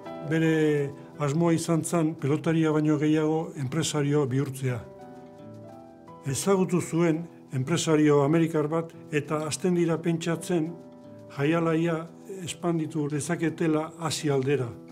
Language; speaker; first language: Basque; native; Basque